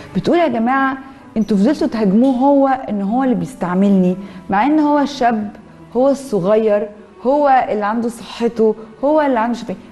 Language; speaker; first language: Egyptian Arabic; native; Egyptian Arabic